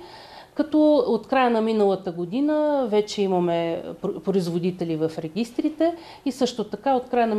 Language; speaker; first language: Bulgarian; native; Bulgarian